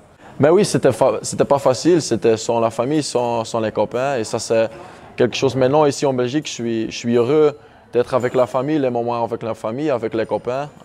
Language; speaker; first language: French; non-native, local second language; Dutch